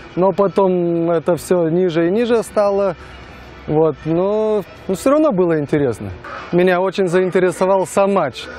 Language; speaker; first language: Russian; non-native, local second language; Lithuanian